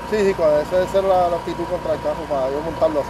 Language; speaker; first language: Spanish; native; Spanish